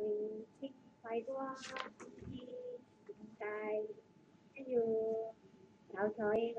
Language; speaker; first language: Cantonese; non-native, learner; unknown